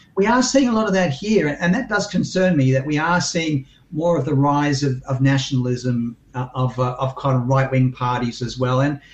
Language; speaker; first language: English; native; English